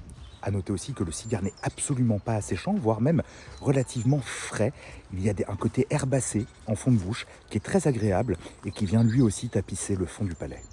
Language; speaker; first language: French; native; French